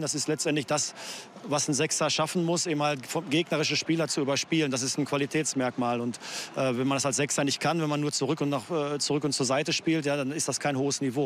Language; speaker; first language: German; native; German